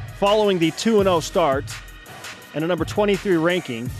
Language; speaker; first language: English; native; English